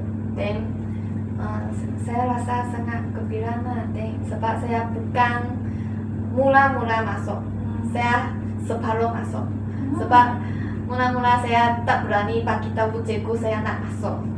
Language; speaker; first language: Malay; non-native, local second language; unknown